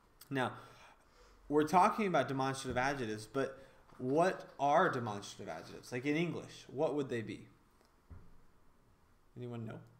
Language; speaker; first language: English; native; English